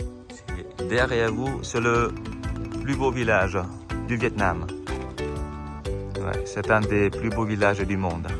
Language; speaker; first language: French; non-native, fluent; Vietnamese